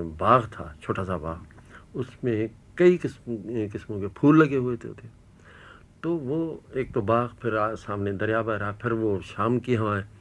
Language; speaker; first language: Urdu; native; Urdu